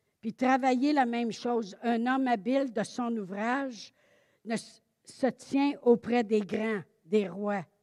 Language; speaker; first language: French; native; French